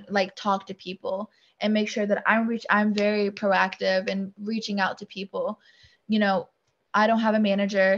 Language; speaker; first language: English; native; English